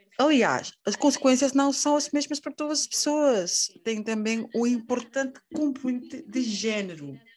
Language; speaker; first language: Portuguese; non-native, fluent; Spanish